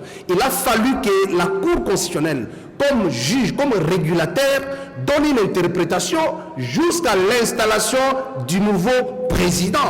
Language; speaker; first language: French; native; French